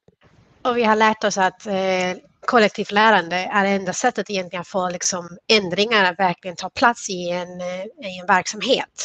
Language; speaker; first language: Swedish; non-native, fluent; Spanish